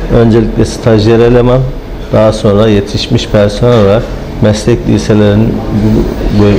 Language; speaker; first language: Turkish; native; Turkish